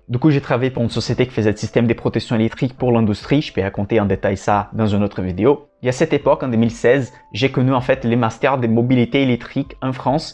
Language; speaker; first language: French; non-native, fluent; Portuguese